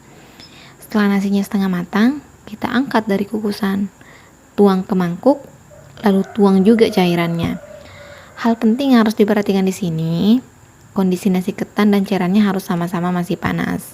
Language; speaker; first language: Indonesian; native; Indonesian